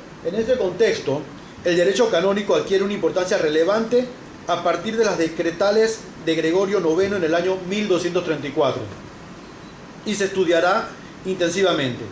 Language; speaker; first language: Spanish; native; Spanish